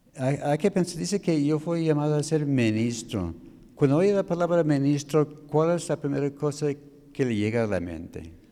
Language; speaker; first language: Spanish; non-native, fluent; English